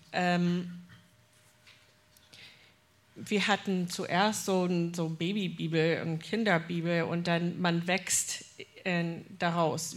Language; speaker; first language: German; non-native, fluent; English